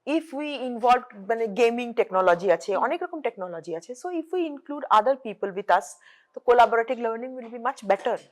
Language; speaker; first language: Bangla; native; Bangla